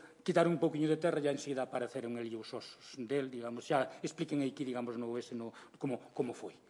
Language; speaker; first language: Galician; native; Galician